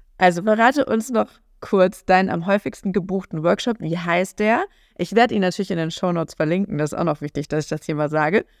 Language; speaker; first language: German; native; German